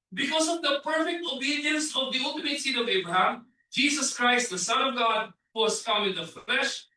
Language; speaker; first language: English; non-native, local second language; Filipino